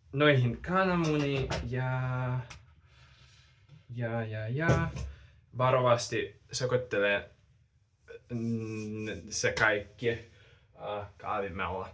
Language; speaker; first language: Finnish; non-native, fluent; Russian